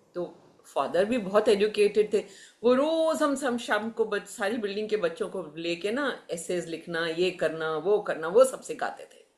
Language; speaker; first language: Hindi; native; Hindi